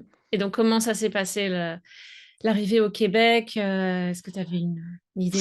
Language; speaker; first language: French; native; French